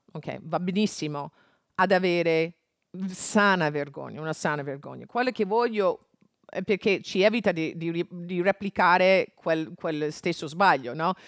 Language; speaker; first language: Italian; non-native, fluent; English